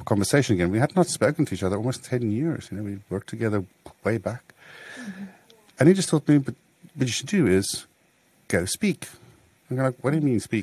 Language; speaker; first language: English; native; English